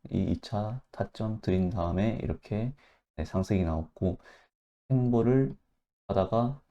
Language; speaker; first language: Korean; native; Korean